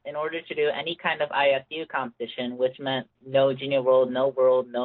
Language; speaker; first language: English; native; English